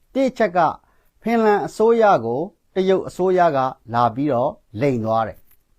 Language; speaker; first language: Burmese; non-native, local second language; Kachin